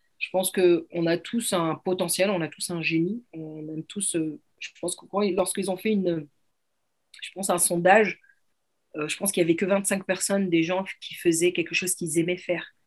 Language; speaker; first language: French; early bilingual, other home language; Arabic